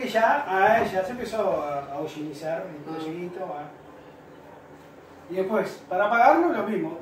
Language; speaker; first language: Spanish; native; Spanish